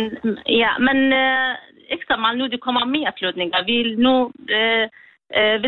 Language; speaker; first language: Danish; non-native, learner; Kurdish